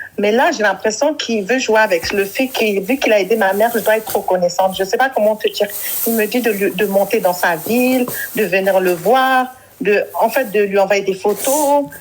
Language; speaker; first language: French; early bilingual, other home language; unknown